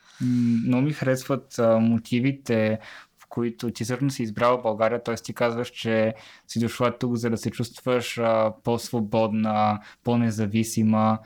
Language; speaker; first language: Bulgarian; native; Bulgarian